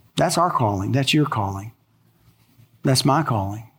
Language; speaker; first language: English; native; English